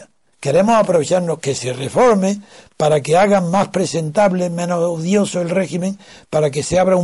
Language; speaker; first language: Spanish; native; Spanish